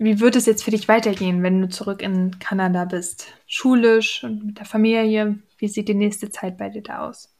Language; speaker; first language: German; native; German